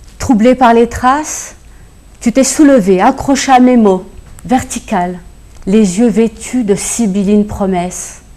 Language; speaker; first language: French; early bilingual, other home language; Kabyle